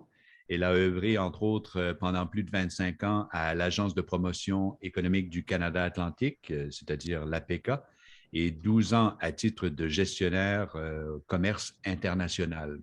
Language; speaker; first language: French; native; French